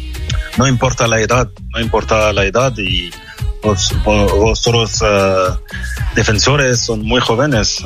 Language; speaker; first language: Spanish; non-native, fluent; French